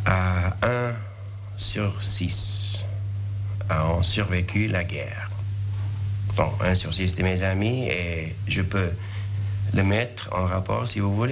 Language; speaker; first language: French; non-native, fluent; English